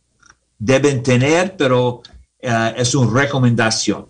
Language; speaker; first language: Spanish; non-native, learner; English